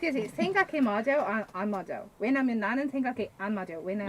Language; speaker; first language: Korean; non-native, learner; English